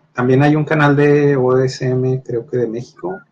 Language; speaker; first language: Spanish; native; Spanish